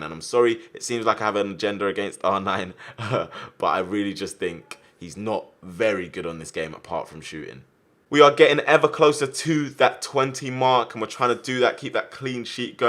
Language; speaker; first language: English; native; English